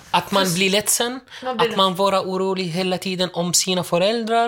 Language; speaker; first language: Swedish; non-native, learner; Arabic